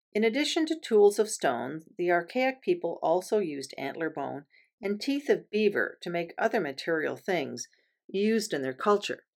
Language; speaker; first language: English; native; English